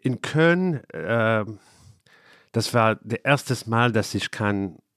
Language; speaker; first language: German; non-native, learner; English